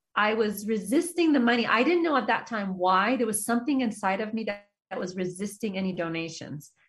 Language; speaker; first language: English; early bilingual, other home language; Persian